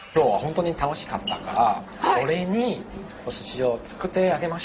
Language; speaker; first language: Japanese; non-native, learner; Chinese